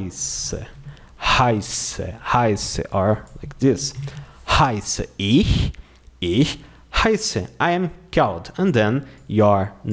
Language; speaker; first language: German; non-native, fluent; Portuguese